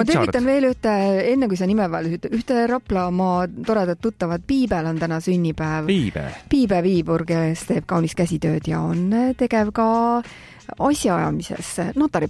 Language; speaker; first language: Estonian; native; Estonian